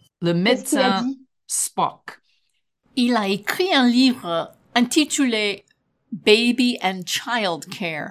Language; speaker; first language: French; non-native, fluent; English